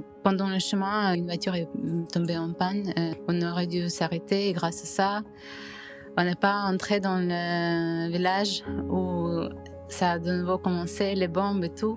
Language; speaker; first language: French; non-native, fluent; Ukrainian